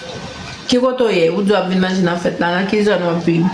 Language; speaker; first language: French; non-native, learner; Haitian Creole